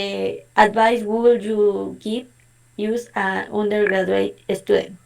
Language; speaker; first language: English; non-native, learner; Spanish